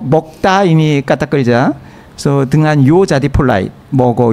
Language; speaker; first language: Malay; non-native, learner; Korean